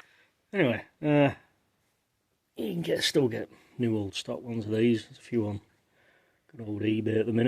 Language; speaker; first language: English; native; English